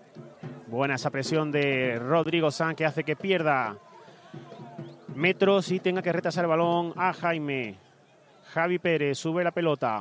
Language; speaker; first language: Spanish; native; Spanish